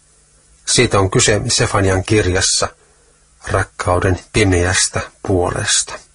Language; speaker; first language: Finnish; native; Finnish